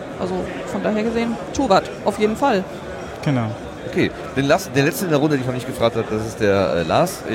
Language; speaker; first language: German; native; German